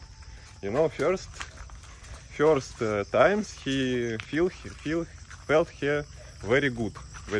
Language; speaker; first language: English; non-native, learner; Russian